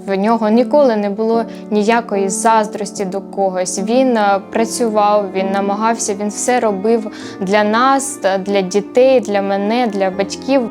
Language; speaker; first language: Ukrainian; native; Ukrainian